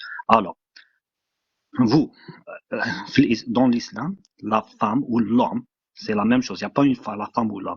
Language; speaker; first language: French; non-native, local second language; Arabic